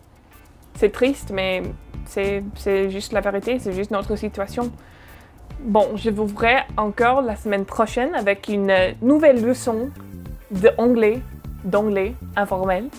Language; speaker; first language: French; non-native, fluent; English